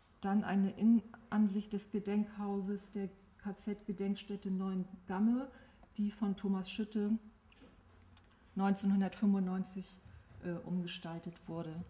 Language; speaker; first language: German; native; German